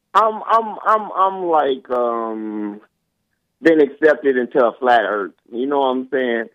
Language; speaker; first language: English; native; English